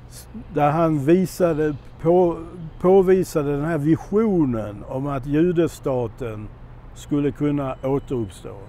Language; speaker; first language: Swedish; non-native, fluent; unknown